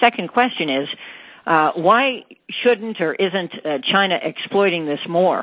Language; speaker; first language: English; native; English